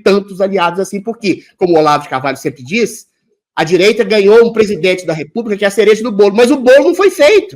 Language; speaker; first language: Portuguese; native; Portuguese